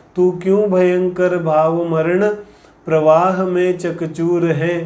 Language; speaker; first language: Hindi; non-native, local second language; Kannada